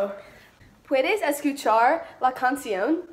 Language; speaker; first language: Spanish; non-native, learner; English